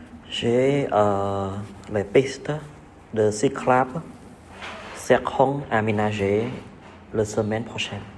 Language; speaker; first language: French; non-native, learner; Vietnamese